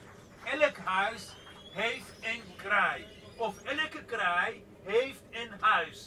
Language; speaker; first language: Dutch; non-native, fluent; Persian